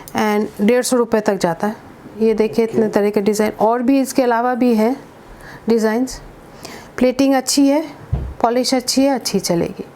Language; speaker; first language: Hindi; native; Hindi